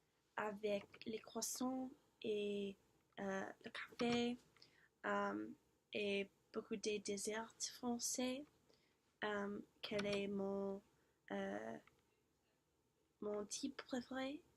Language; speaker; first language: French; non-native, learner; English